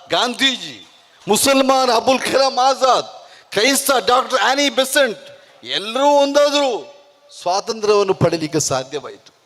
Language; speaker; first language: Kannada; non-native, local second language; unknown